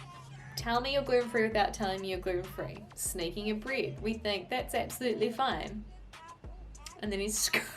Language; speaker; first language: English; native; English